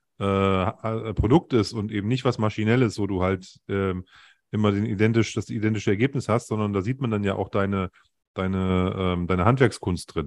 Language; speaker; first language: German; native; German